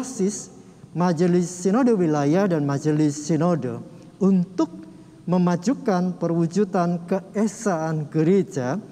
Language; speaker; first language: Indonesian; native; Indonesian